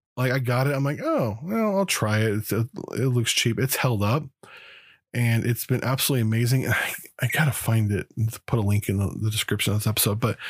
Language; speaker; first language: English; native; English